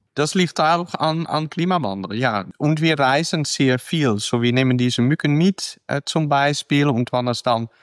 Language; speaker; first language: German; non-native, fluent; Dutch